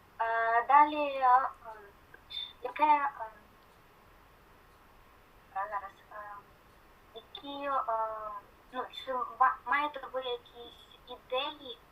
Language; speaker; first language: Ukrainian; native; Ukrainian